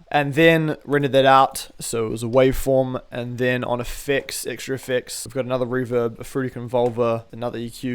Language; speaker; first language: English; native; English